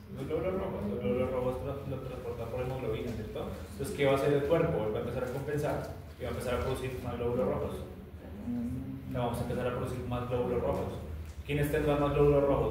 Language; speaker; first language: Spanish; native; Spanish